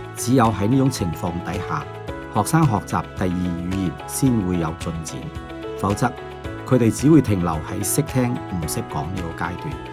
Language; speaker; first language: Cantonese; native; Cantonese